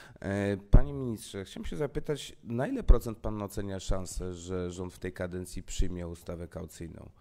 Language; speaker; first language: Polish; native; Polish